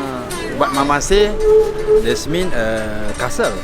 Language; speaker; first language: English; non-native, learner; Malay